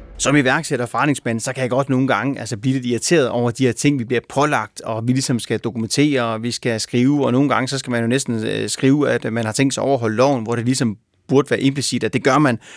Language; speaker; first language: Danish; native; Danish